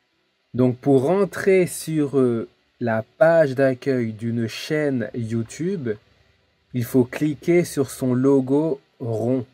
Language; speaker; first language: French; native; French